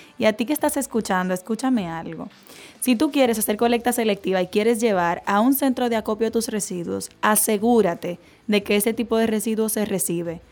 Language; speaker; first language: Spanish; native; Spanish